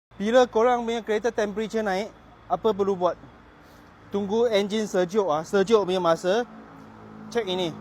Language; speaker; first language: Malay; non-native, local second language; Chinese